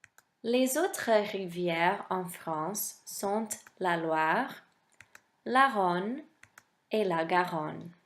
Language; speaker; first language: French; non-native, fluent; English